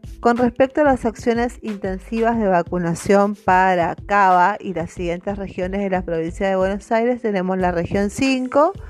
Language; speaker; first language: Spanish; native; Spanish